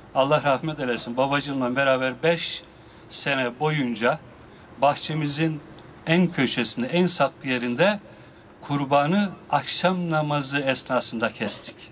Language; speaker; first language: Turkish; native; Turkish